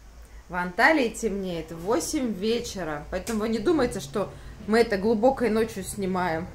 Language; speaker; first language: Russian; native; Russian